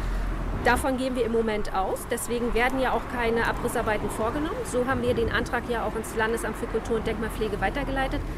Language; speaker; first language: German; native; German